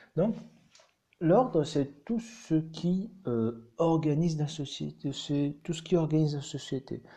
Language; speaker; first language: French; non-native, local second language; Arabic